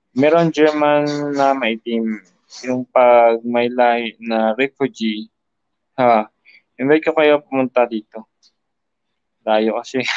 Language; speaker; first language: Filipino; native; Filipino